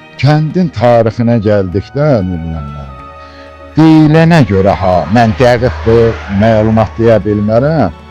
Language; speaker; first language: Azerbaijani; native; Azerbaijani